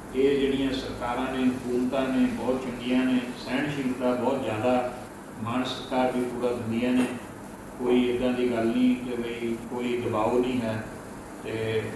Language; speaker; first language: Punjabi; early bilingual, heritage; Punjabi